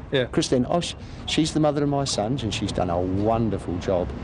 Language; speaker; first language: English; native; English